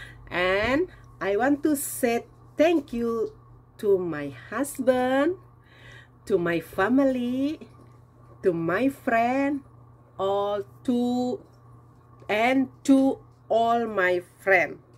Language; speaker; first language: English; non-native, learner; Indonesian